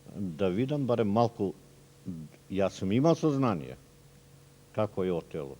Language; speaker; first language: Macedonian; non-native, local second language; Turkish